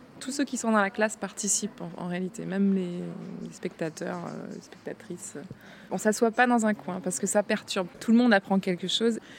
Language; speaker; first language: French; native; French